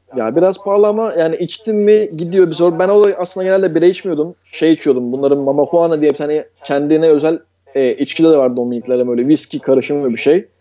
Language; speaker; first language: Turkish; native; Turkish